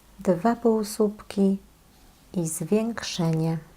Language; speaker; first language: Polish; native; Polish